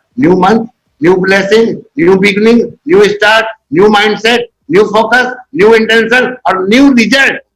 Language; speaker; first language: Hindi; native; Hindi